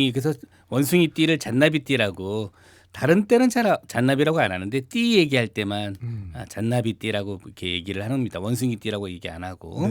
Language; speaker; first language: Korean; native; Korean